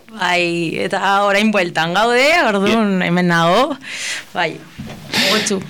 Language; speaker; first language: Basque; non-native, local second language; Spanish